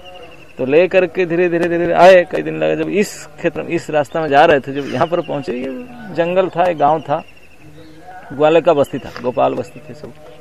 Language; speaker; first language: Hindi; non-native, local second language; Odia